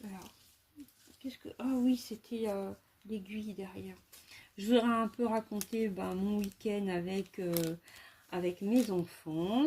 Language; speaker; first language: French; native; French